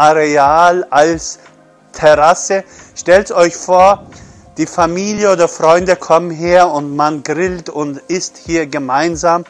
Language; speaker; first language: German; non-native, fluent; Turkish